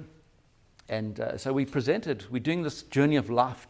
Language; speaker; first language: English; native; English